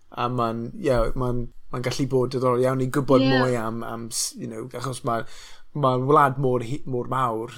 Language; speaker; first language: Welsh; non-native, local second language; English